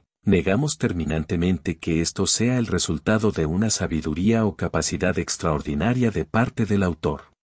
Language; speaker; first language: Spanish; native; Spanish